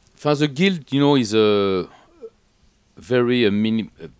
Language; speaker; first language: English; non-native, fluent; French